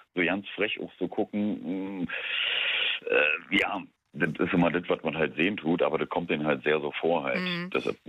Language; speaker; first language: German; native; German